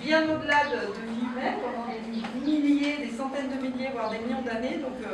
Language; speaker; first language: French; native; French